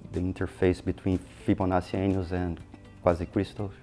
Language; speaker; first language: English; non-native, fluent; Portuguese